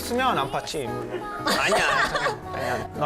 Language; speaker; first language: Korean; non-native, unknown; Italian